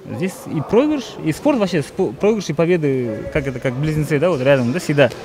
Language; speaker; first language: Russian; non-native, local second language; Kazakh